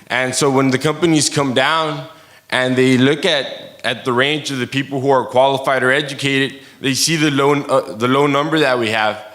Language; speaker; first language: English; early bilingual, other home language; Spanish